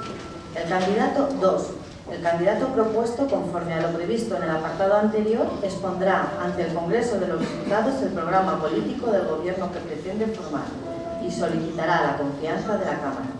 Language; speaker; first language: Spanish; native; Spanish